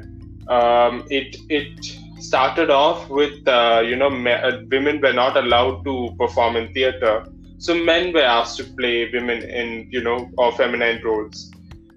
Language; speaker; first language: English; non-native, local second language; Malayalam